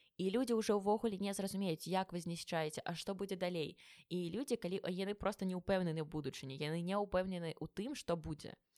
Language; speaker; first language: Belarusian; non-native, local second language; Russian